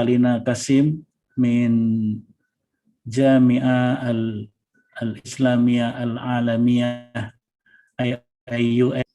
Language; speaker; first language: Arabic; non-native, fluent; Indonesian